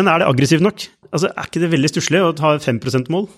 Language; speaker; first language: Norwegian; native; Norwegian